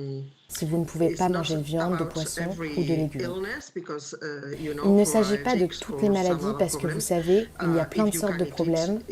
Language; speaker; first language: French; non-native, fluent; Spanish